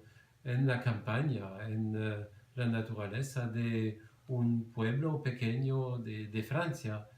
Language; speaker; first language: Spanish; non-native, fluent; French